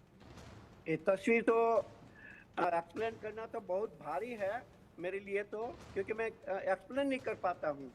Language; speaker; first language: Hindi; non-native, local second language; Gujarati